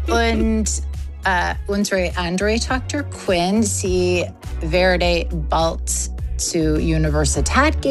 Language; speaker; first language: German; non-native, learner; English